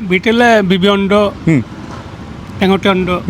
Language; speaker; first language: Malayalam; non-native, learner; Bangla